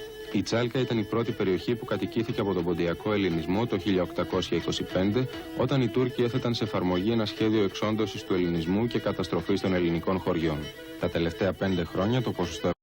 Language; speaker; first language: Greek; native; Greek